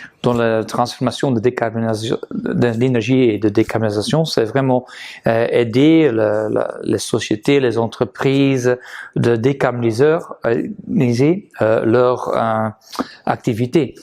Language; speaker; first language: French; non-native, local second language; Dutch